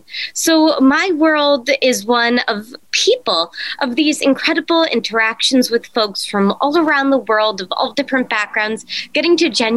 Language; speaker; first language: English; native; English